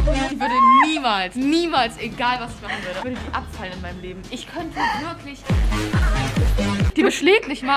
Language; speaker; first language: German; native; German